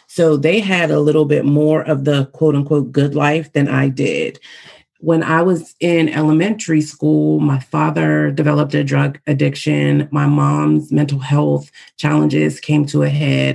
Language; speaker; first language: English; native; English